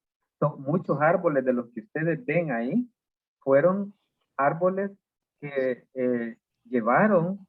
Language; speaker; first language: Spanish; native; Spanish